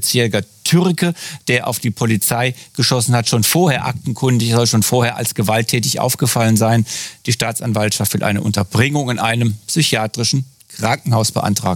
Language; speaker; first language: German; native; German